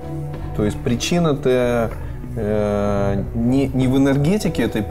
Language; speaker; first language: Russian; native; Russian